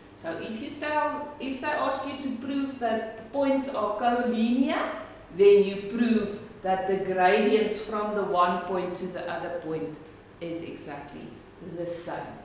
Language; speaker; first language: English; non-native, local second language; Afrikaans